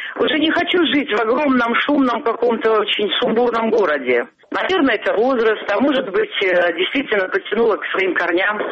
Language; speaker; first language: Russian; non-native, local second language; Ossetic